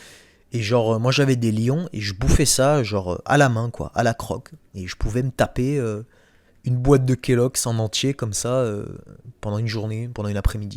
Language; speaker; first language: French; native; French